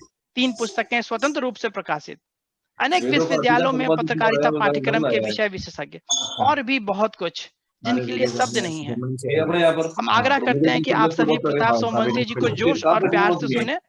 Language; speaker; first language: Hindi; native; Hindi